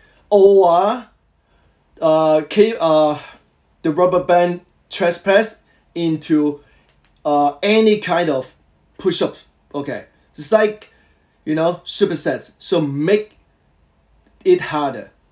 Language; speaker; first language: English; non-native, local second language; Cantonese